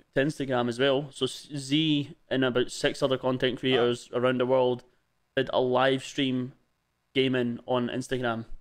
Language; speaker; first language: English; native; English